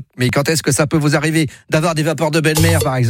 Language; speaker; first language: French; native; French